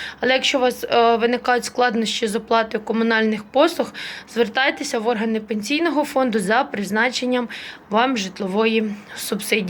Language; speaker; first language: Ukrainian; native; Ukrainian